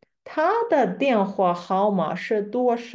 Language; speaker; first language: Chinese; non-native, fluent; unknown